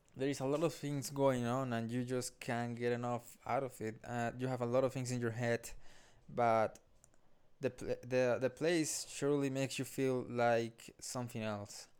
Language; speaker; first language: English; non-native, fluent; Spanish